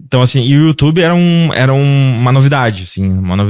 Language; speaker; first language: Portuguese; native; Portuguese